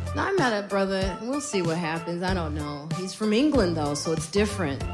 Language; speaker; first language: English; native; English